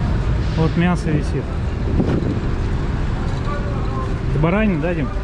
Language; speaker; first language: Russian; native; Russian